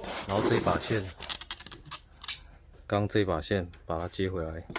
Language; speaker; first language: Chinese; native; Chinese